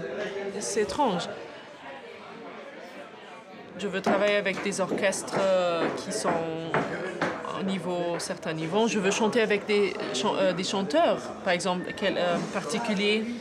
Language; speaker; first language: French; non-native, fluent; Arabic